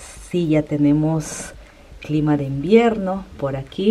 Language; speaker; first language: Spanish; native; Spanish